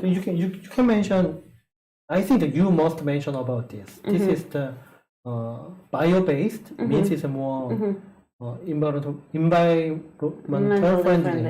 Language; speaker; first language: English; non-native, learner; Korean